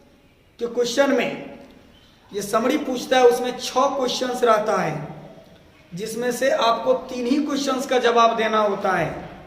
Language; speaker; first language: Hindi; native; Hindi